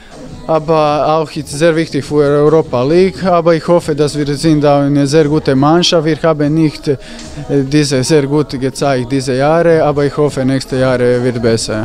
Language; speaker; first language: German; non-native, learner; Croatian